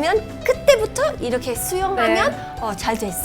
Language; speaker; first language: Korean; non-native, fluent; English